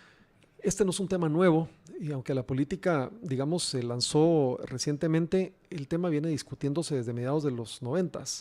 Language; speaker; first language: Spanish; native; Spanish